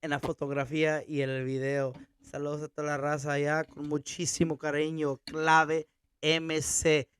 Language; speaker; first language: Spanish; early bilingual, heritage; Spanish